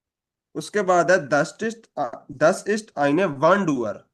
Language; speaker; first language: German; non-native, fluent; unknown